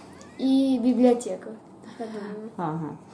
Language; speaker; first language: Russian; early bilingual, heritage; Russian